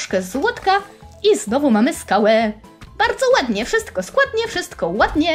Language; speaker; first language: Polish; native; Polish